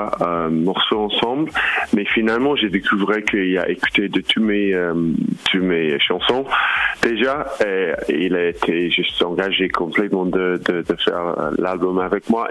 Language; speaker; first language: French; non-native, fluent; English